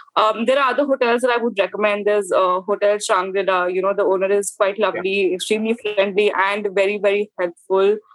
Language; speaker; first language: English; non-native, local second language; Hindi